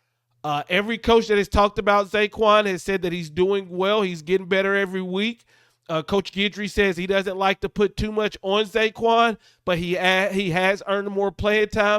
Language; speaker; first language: English; native; English